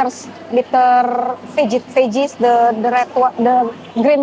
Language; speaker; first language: English; non-native, fluent; Indonesian